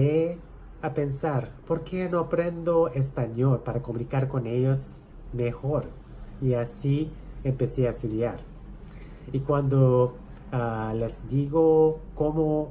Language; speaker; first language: Spanish; non-native, fluent; Japanese